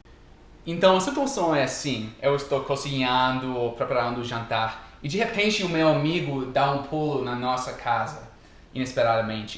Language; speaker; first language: Portuguese; non-native, fluent; English